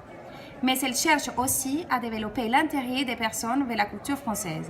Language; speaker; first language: French; non-native, fluent; Spanish